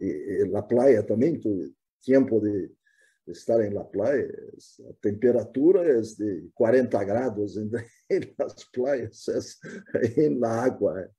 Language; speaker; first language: Spanish; non-native, fluent; Portuguese